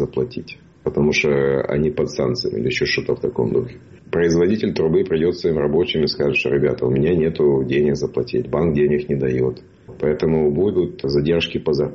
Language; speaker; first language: Russian; native; Russian